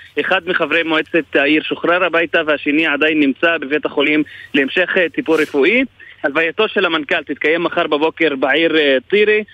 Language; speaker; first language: Hebrew; non-native, local second language; Arabic